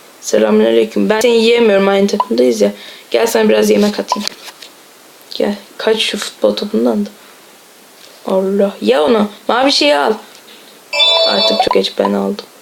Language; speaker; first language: Turkish; native; Turkish